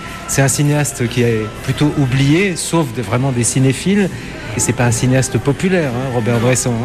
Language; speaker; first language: French; native; French